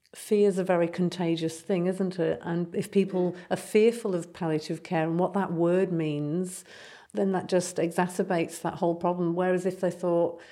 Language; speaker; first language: English; native; English